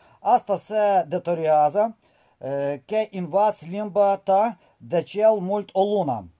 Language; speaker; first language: Romanian; non-native, learner; Ukrainian